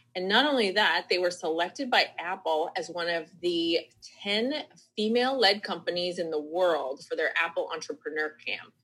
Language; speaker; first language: English; native; English